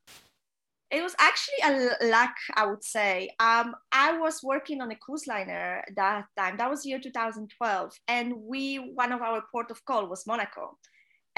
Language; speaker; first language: English; non-native, fluent; Polish